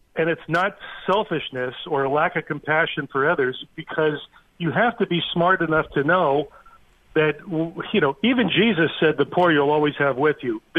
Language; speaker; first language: English; native; English